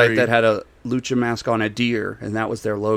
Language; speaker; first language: English; native; English